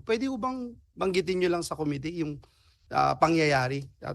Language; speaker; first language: Filipino; native; Filipino